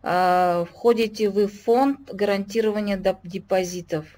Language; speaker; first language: Russian; non-native, local second language; Kazakh